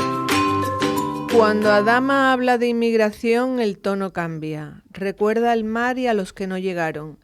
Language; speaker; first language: Spanish; native; Spanish